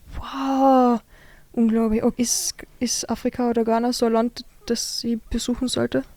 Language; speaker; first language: German; native; German